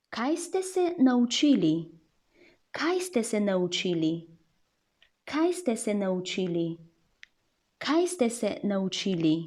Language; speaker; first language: Slovenian; non-native, fluent; Chinese